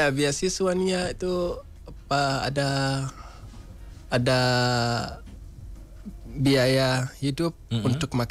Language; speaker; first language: Indonesian; non-native, learner; Hausa